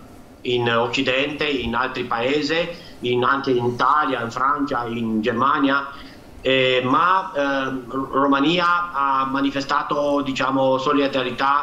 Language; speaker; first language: Italian; non-native, fluent; Romanian